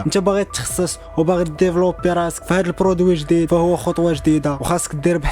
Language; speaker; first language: Arabic; native; Arabic